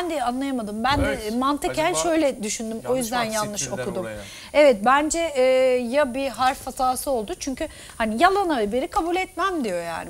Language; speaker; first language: Turkish; native; Turkish